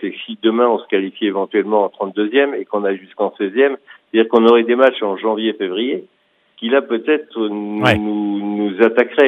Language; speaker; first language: French; native; French